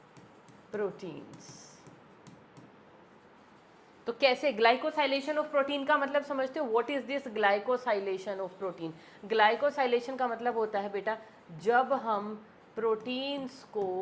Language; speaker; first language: Hindi; native; Hindi